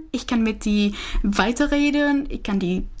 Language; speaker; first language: German; non-native, fluent; Czech